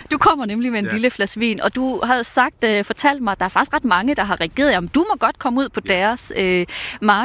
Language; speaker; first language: Danish; native; Danish